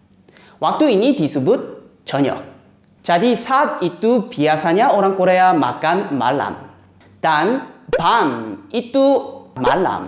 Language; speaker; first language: Indonesian; non-native, fluent; Korean